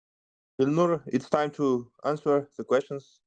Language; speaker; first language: English; non-native, learner; Russian